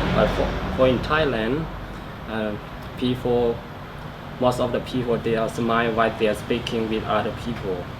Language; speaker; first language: English; non-native, learner; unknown